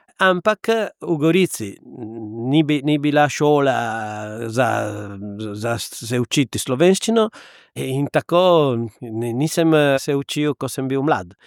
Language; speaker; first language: Slovenian; non-native, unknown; Italian